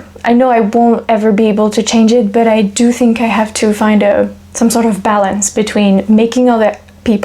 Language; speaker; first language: English; non-native, fluent; French